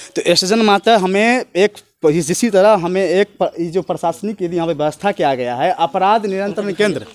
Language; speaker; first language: Hindi; native; Hindi